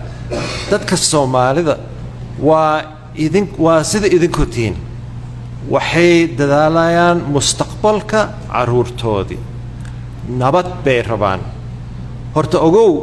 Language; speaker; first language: Somali; non-native, fluent; English